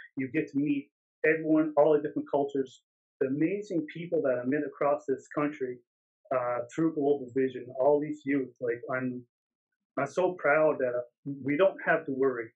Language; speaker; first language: English; native; English